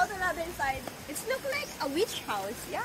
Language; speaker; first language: English; non-native, learner; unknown